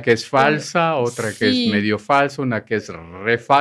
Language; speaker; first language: Spanish; native; Spanish